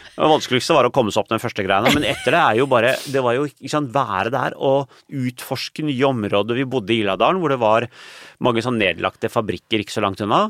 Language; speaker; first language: Norwegian; early bilingual, other home language; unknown